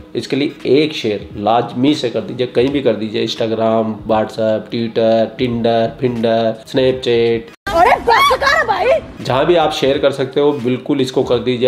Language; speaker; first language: Hindi; native; Hindi